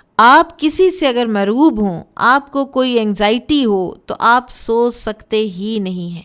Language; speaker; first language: Urdu; native; Urdu